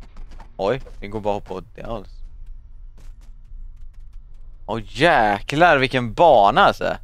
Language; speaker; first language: Swedish; native; Swedish